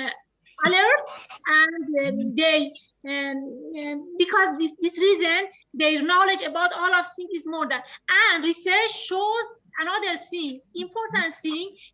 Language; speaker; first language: English; non-native, learner; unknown